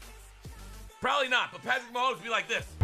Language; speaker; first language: English; native; English